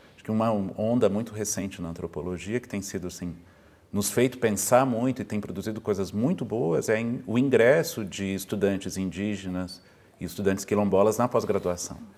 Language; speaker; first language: Portuguese; native; Portuguese